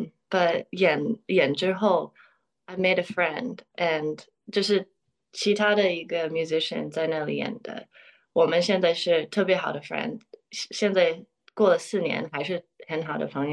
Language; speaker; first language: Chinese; early bilingual, other home language; English